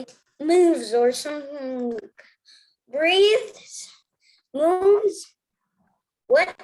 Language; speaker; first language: English; non-native, learner; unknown